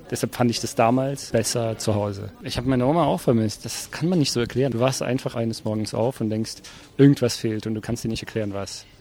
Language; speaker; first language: German; early bilingual, other home language; Russian